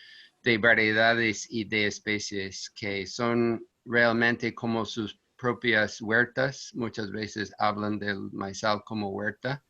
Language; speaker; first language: Spanish; non-native, fluent; English